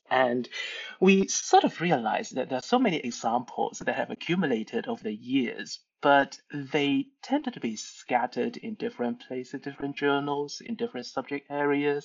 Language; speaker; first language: English; non-native, local second language; Cantonese